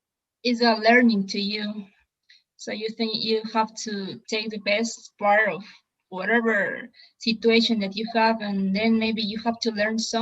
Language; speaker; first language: English; non-native, learner; Spanish